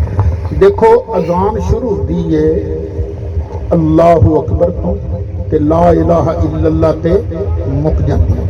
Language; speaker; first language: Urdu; non-native, local second language; Punjabi